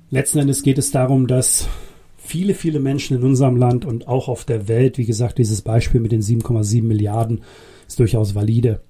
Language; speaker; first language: German; early bilingual, other home language; Bosnian